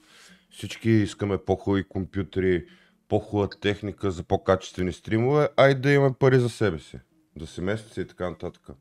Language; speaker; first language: Bulgarian; native; Bulgarian